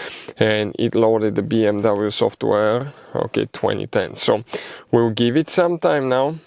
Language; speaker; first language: English; non-native, fluent; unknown